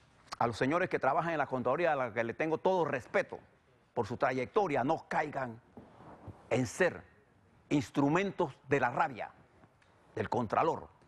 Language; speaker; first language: Spanish; native; Spanish